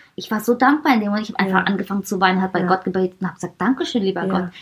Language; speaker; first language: German; early bilingual, heritage; Persian